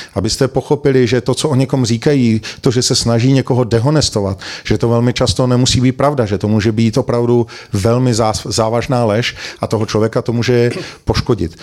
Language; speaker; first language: Czech; native; Czech